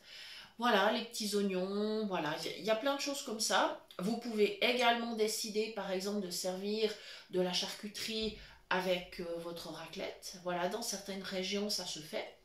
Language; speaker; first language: French; native; French